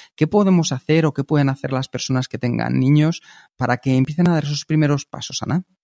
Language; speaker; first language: Spanish; native; Spanish